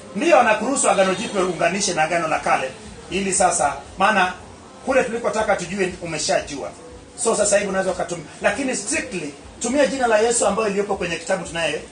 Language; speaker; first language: Swahili; non-native, local second language; Luo (Kenya and Tanzania)